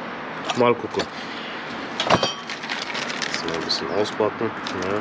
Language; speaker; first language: German; non-native, learner; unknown